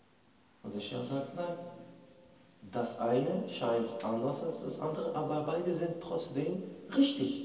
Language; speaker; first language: German; non-native, fluent; Arabic